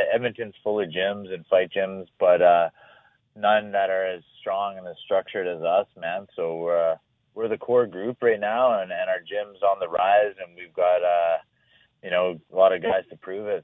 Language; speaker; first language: English; native; English